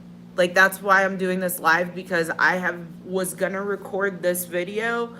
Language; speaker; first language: English; native; English